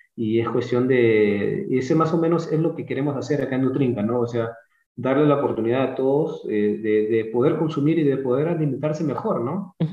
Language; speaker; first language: Spanish; early bilingual, other home language; English